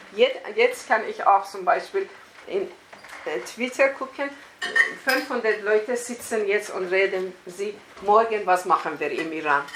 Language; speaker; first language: German; non-native, fluent; Persian